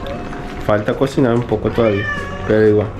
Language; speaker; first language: Spanish; non-native, fluent; Korean